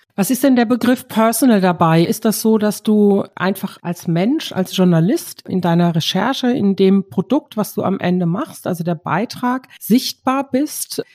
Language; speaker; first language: German; native; German